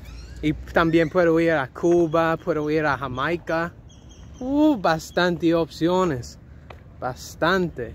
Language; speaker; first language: Spanish; non-native, learner; English